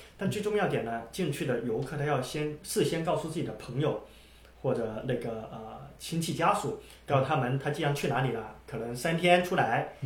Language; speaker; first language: Chinese; non-native, local second language; Cantonese